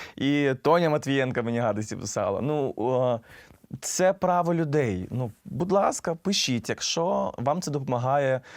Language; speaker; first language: Ukrainian; native; Ukrainian